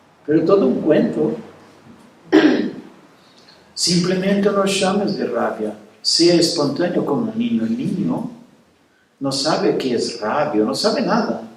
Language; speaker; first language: Spanish; non-native, fluent; Portuguese